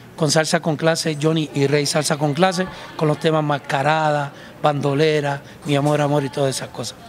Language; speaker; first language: Spanish; early bilingual, heritage; Spanish